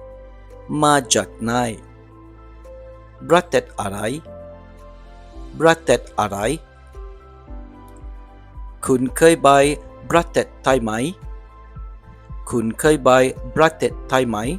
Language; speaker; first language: Thai; non-native, learner; English